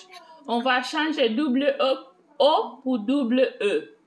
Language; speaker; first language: French; non-native, fluent; English